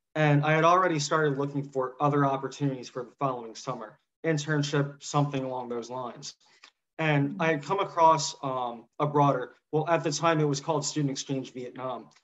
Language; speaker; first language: English; native; English